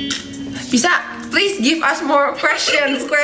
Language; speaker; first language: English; non-native, fluent; Indonesian